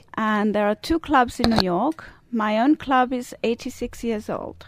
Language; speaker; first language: English; non-native, fluent; Italian